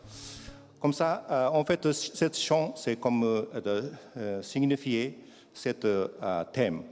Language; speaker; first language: French; non-native, learner; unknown